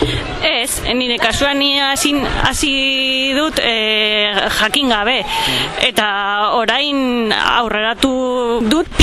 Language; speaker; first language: Basque; non-native, learner; Spanish